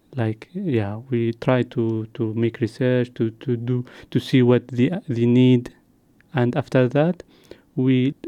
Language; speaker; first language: English; non-native, learner; Arabic